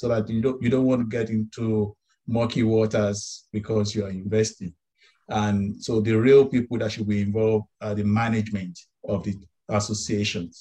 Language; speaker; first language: English; non-native, local second language; Yoruba